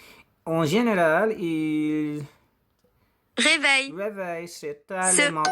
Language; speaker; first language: French; non-native, learner; English